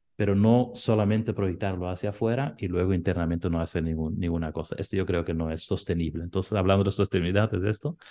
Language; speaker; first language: Spanish; non-native, fluent; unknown